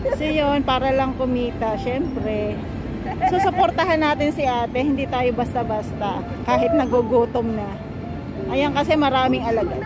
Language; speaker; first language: Filipino; native; Filipino